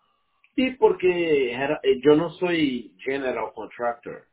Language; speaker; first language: Spanish; non-native, learner; Portuguese